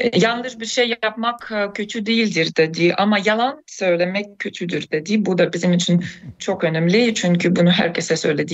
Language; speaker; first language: Turkish; non-native, fluent; Russian